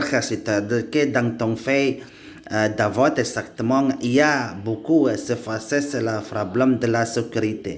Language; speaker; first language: French; non-native, learner; Indonesian